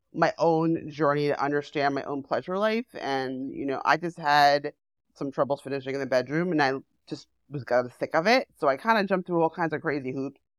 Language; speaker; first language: English; native; English